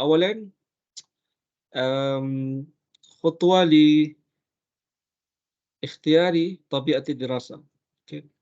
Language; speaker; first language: Arabic; non-native, fluent; Malay